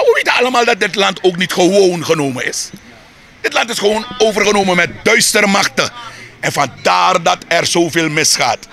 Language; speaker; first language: Dutch; native; Dutch